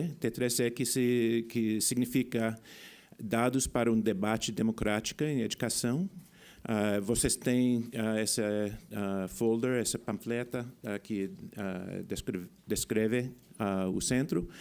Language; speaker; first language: Portuguese; non-native, fluent; English